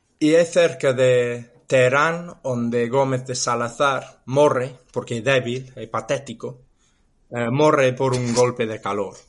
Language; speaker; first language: Galician; non-native, fluent; English